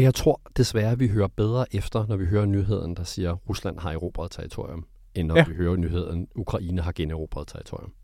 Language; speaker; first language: Danish; native; Danish